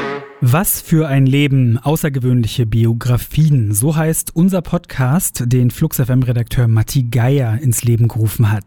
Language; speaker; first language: German; native; German